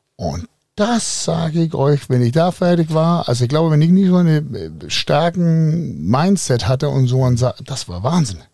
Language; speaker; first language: German; non-native, fluent; Danish